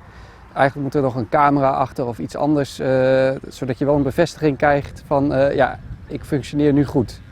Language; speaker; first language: Dutch; native; Dutch